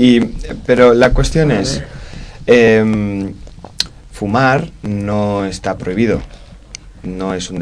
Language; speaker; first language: Spanish; native; Spanish